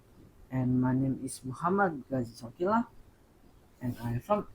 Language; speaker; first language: English; non-native, learner; Indonesian